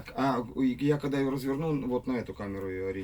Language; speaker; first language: Russian; native; Russian